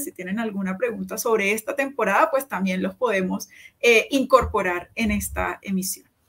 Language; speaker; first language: Spanish; native; Spanish